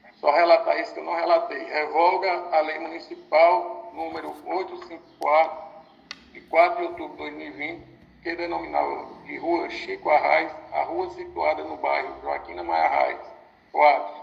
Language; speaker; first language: Portuguese; native; Portuguese